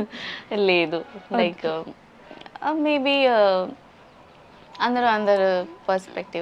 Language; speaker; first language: Telugu; non-native, learner; Bangla